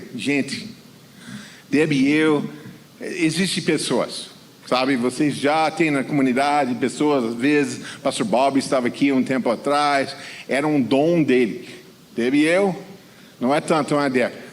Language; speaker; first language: Portuguese; non-native, fluent; English